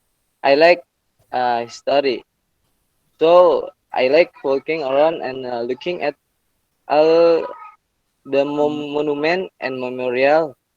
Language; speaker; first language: English; non-native, learner; Indonesian